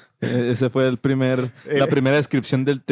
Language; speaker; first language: Spanish; native; Spanish